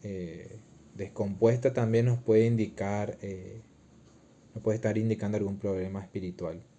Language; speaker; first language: Spanish; native; Spanish